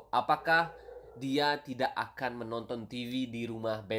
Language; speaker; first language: Indonesian; native; Indonesian